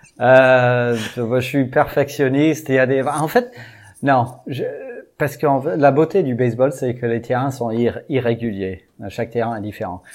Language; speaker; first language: French; non-native, fluent; English